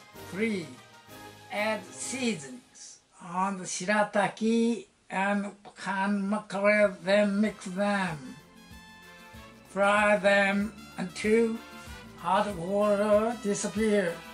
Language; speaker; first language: English; non-native, learner; Japanese